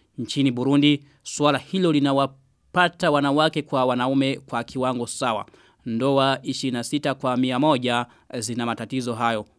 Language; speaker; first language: Swahili; non-native, local second language; Rundi